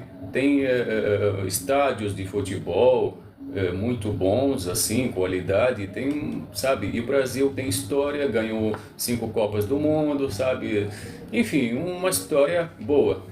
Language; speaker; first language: Portuguese; non-native, local second language; Arabic